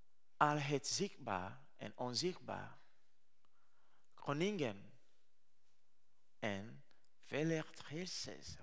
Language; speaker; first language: Dutch; non-native, learner; Rundi